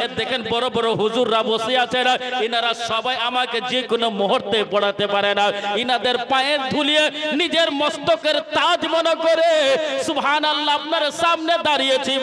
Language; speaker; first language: Bangla; non-native, local second language; Urdu